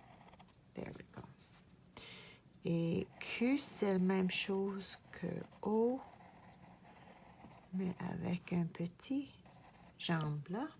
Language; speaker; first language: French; non-native, fluent; English